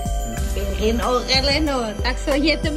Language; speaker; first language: Swedish; non-native, learner; Javanese